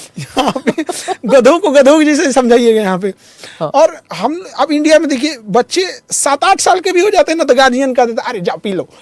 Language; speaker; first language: Hindi; native; Hindi